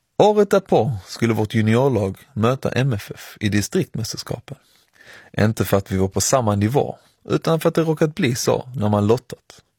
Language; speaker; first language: Swedish; early bilingual, other home language; Persian